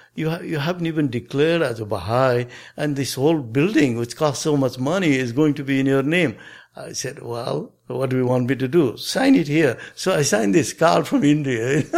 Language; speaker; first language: English; non-native, local second language; Nepali